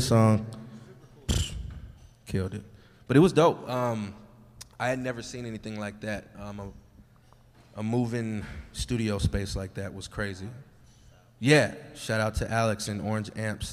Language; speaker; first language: English; native; English